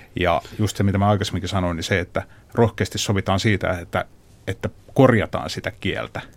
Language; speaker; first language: Finnish; native; Finnish